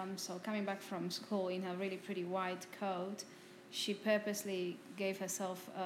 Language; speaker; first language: English; non-native, fluent; Romanian